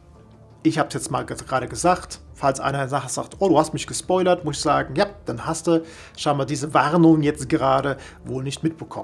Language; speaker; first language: German; native; German